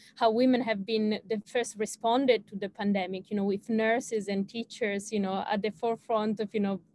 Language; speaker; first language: English; non-native, fluent; Italian